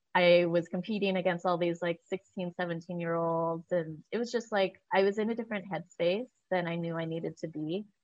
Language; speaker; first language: English; native; English